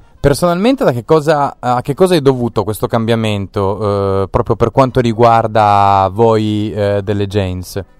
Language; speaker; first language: Italian; native; Italian